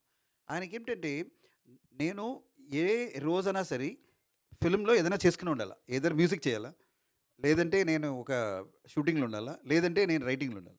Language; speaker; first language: Telugu; non-native, learner; Tamil